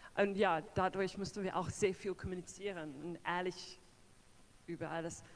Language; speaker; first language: German; non-native, fluent; English